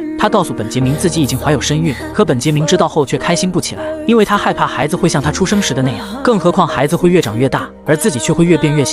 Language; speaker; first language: Chinese; native; Chinese